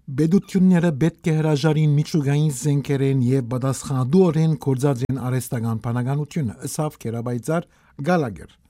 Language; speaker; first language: Armenian; native; Armenian